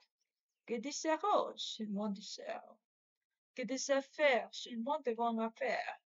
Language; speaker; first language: French; non-native, learner; Spanish